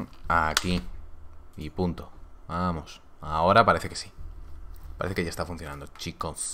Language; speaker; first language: Spanish; native; Spanish